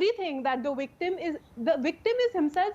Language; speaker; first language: English; non-native, local second language; Hindi